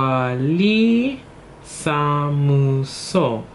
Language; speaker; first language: Korean; non-native, learner; English